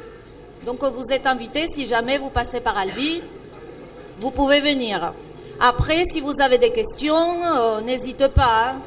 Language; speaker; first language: French; non-native, fluent; Spanish